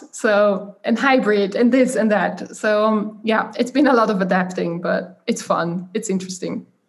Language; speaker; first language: English; non-native, fluent; German